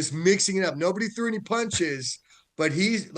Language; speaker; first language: English; native; English